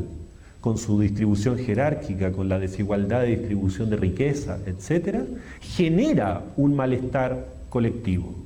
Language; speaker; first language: Spanish; native; Spanish